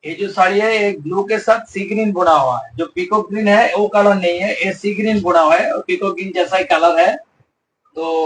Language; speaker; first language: Hindi; non-native, local second language; Bangla